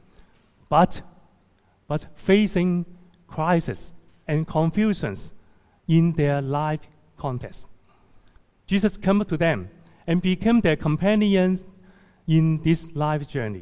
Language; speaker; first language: English; non-native, local second language; Cantonese